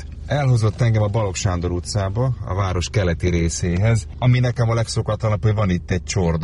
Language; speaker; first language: Hungarian; native; Hungarian